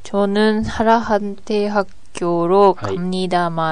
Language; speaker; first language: Korean; non-native, learner; Japanese